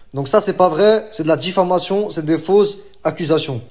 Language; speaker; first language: French; native; French